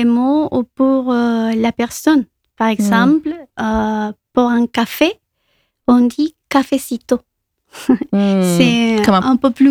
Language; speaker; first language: French; non-native, fluent; Spanish